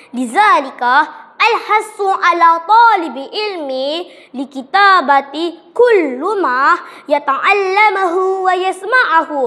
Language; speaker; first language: Arabic; non-native, learner; Malay